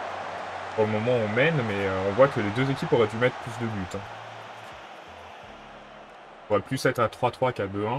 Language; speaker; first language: French; native; French